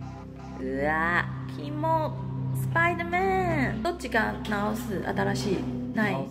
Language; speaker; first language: Japanese; non-native, learner; Chinese